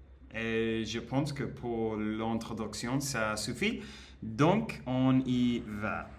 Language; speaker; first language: French; non-native, learner; Spanish